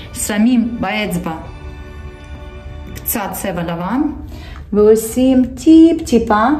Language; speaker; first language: Hebrew; non-native, fluent; Russian